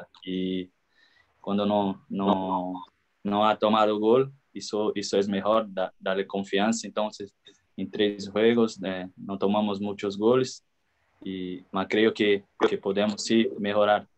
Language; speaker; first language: Spanish; non-native, learner; Portuguese